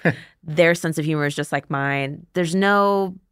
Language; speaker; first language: English; native; English